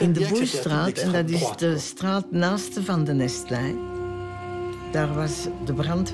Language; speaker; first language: Dutch; early bilingual, other home language; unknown